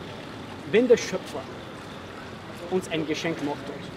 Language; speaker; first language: German; early bilingual, other home language; Bosnian